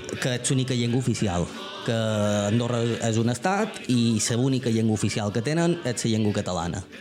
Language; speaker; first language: Catalan; native; Catalan